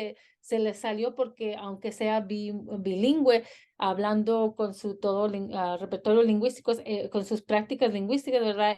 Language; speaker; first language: Spanish; early bilingual, heritage; Spanish